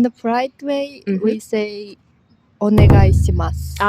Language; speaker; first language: English; non-native, fluent; Japanese